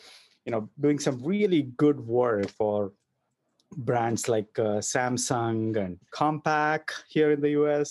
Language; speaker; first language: English; non-native, local second language; Kannada